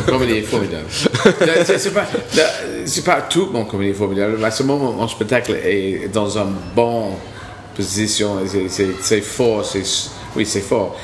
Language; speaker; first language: French; non-native, learner; English